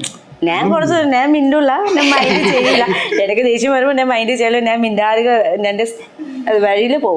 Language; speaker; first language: Malayalam; non-native, learner; Nepali